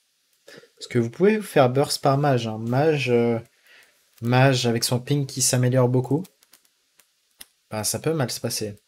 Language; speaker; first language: French; native; French